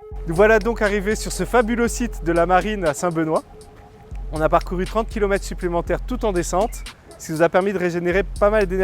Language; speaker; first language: French; native; French